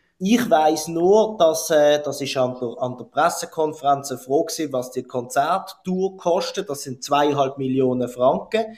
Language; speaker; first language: German; native; German